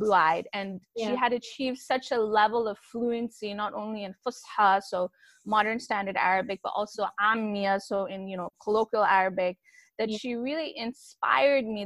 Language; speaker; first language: English; non-native, local second language; Urdu